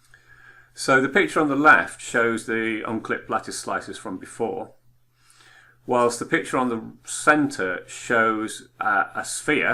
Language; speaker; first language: English; native; English